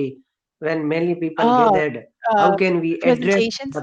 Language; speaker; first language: English; non-native, learner; Hindi